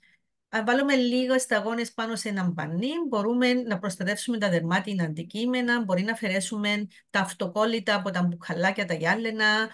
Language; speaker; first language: Greek; native; Greek